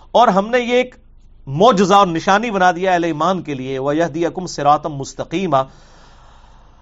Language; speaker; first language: Urdu; non-native, local second language; Punjabi